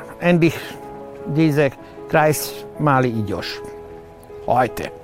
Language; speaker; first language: German; non-native, learner; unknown